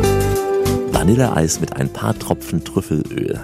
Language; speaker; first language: German; native; German